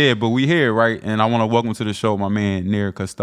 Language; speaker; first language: English; native; English